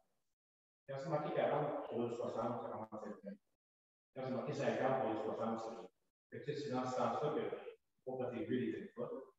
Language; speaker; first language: French; native; French